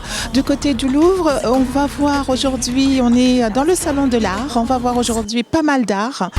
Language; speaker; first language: French; native; French